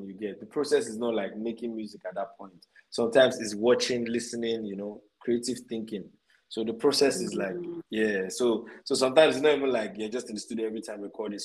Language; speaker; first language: English; non-native, local second language; Yoruba